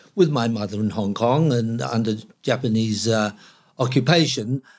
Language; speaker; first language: English; non-native, local second language; Cantonese